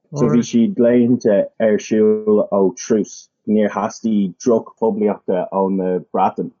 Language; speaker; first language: Irish; non-native, local second language; English